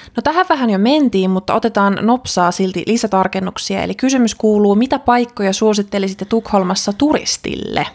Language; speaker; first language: Finnish; native; Finnish